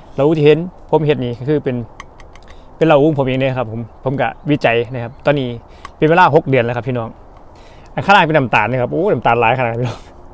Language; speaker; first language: Thai; non-native, local second language; Lao